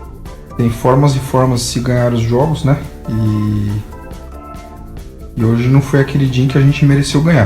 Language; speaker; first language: Portuguese; native; Portuguese